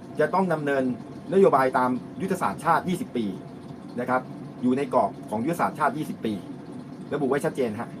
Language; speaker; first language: Thai; native; Thai